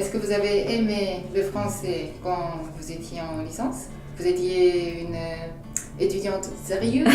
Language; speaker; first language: French; non-native, fluent; Korean